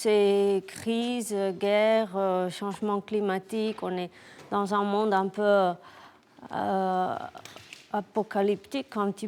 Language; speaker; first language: French; non-native, fluent; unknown